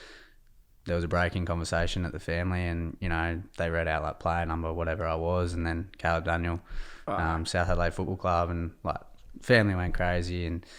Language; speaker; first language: English; native; English